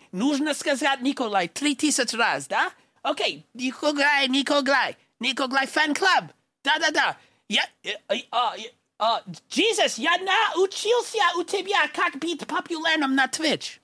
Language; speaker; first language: Russian; non-native, learner; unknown